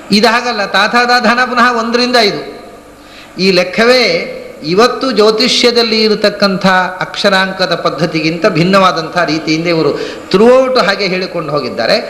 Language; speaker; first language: Kannada; non-native, local second language; Tulu